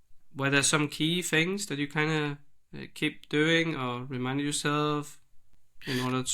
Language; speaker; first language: English; non-native, fluent; Danish